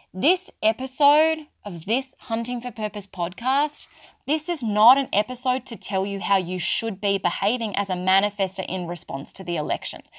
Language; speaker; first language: English; native; English